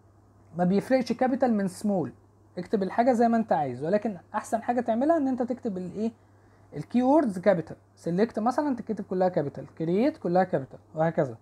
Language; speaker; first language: Arabic; native; Arabic